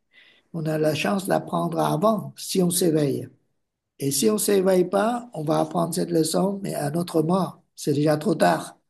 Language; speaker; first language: French; non-native, fluent; Vietnamese